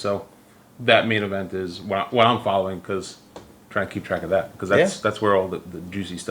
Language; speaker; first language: English; native; English